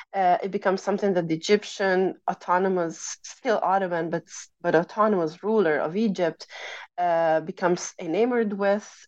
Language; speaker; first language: English; non-native, fluent; Italian